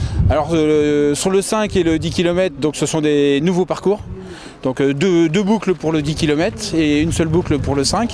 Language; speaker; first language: French; native; French